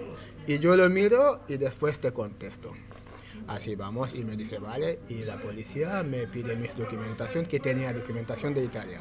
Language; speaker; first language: Spanish; non-native, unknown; Wolof